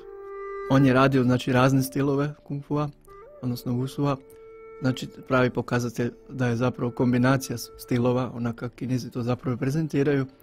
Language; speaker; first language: Bosnian; native; Bosnian